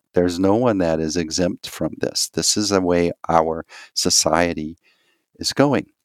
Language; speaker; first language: English; native; English